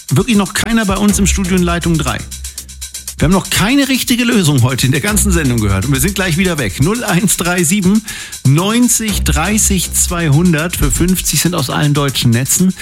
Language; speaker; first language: German; native; German